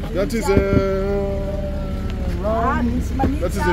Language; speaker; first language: English; non-native, learner; Malagasy